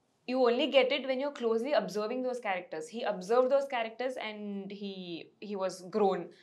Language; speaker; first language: English; non-native, local second language; Telugu